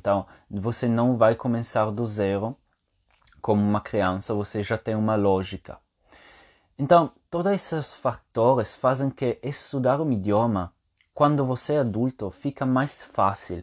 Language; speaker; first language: Portuguese; non-native, fluent; Italian